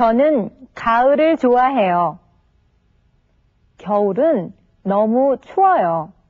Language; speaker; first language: Korean; non-native, learner; Vietnamese